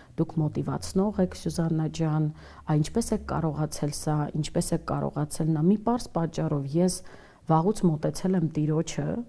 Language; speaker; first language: Armenian; native; Armenian